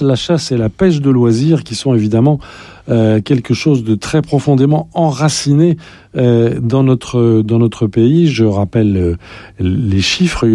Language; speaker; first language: French; native; French